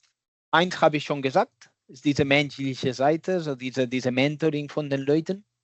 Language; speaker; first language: German; non-native, fluent; Catalan